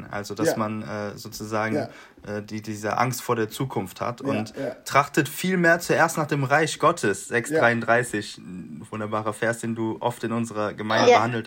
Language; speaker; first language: German; native; German